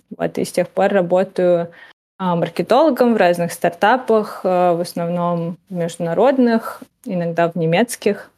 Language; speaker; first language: Russian; native; Russian